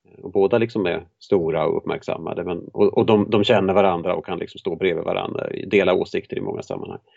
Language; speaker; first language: Swedish; native; Swedish